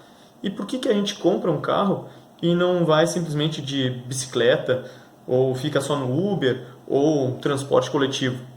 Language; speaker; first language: Portuguese; native; Portuguese